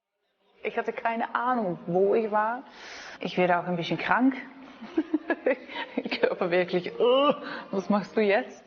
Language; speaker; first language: German; non-native, learner; Dutch